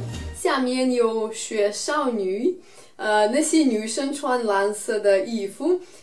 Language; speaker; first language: Chinese; non-native, fluent; Russian